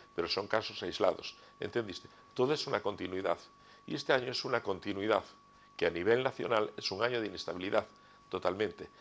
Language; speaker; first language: Spanish; native; Spanish